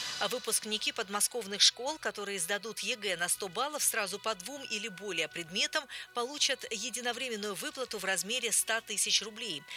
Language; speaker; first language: Russian; native; Russian